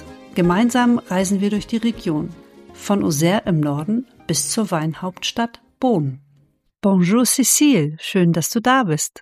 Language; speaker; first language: German; native; German